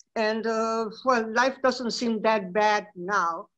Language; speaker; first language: English; non-native, fluent; Spanish